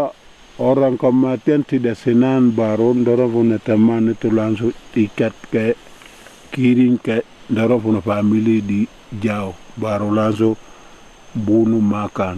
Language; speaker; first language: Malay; non-native, local second language; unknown